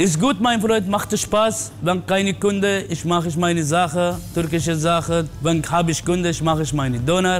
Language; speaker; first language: German; non-native, learner; Turkish